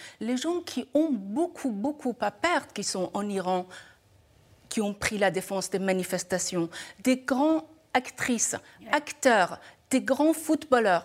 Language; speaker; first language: French; non-native, fluent; Persian